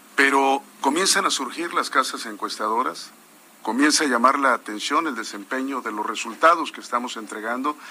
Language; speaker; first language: Spanish; native; Spanish